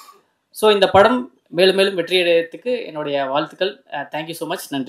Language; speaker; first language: Tamil; native; Tamil